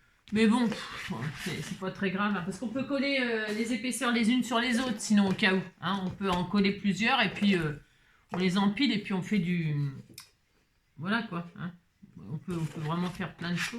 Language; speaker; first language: French; native; French